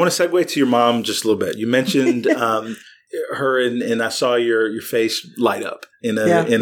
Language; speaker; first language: English; native; English